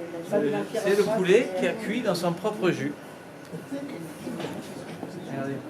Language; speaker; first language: French; native; French